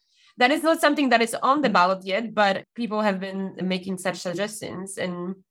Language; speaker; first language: English; non-native, fluent; Polish